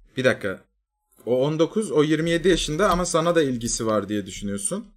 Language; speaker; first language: Turkish; native; Turkish